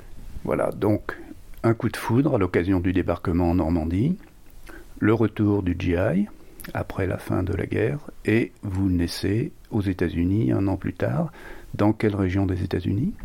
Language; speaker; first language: French; native; French